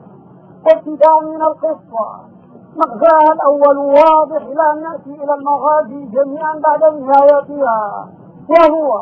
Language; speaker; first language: Arabic; native; Arabic